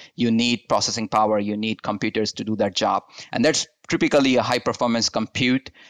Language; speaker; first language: English; non-native, local second language; Hindi